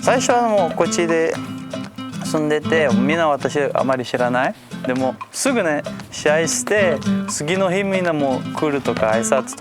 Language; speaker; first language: Japanese; non-native, learner; Portuguese